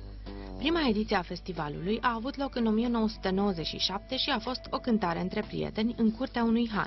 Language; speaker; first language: Romanian; native; Romanian